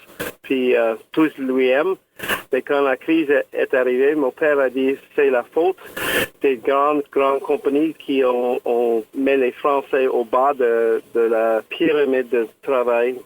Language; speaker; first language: French; non-native, local second language; English